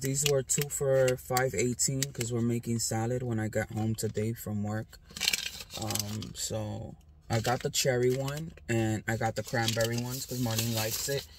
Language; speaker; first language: English; native; English